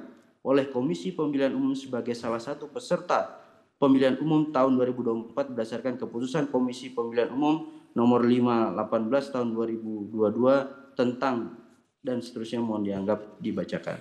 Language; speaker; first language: Indonesian; native; Indonesian